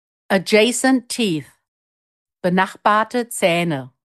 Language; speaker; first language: German; native; German